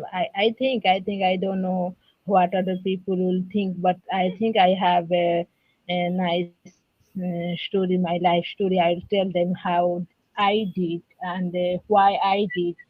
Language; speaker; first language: English; non-native, learner; Odia